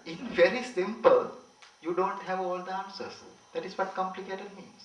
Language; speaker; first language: English; non-native, local second language; Sinhala